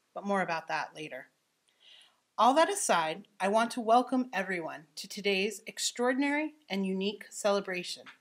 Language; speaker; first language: English; native; English